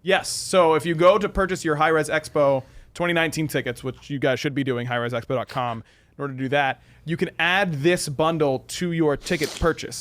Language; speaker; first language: English; native; English